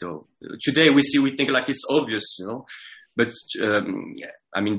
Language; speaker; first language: English; non-native, fluent; French